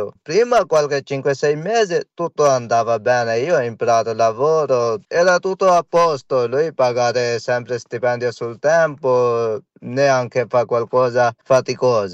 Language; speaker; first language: Italian; non-native, learner; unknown